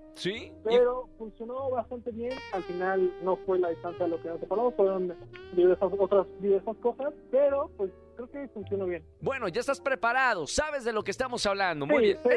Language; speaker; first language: Spanish; native; Spanish